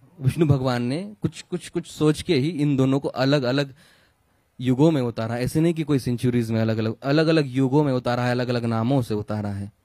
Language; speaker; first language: Hindi; non-native, local second language; Marathi